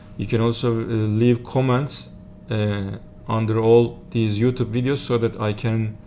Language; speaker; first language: English; non-native, learner; Turkish